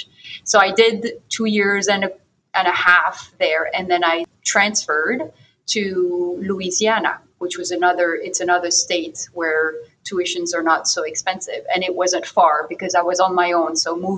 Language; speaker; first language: English; non-native, fluent; French